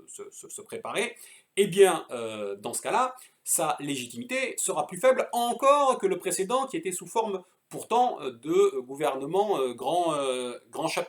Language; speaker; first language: French; native; French